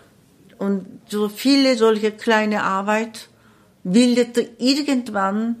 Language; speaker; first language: German; non-native, learner; Korean